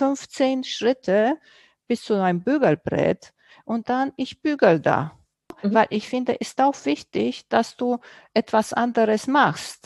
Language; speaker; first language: German; non-native, fluent; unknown